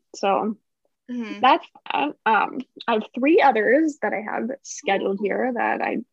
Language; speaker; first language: English; native; English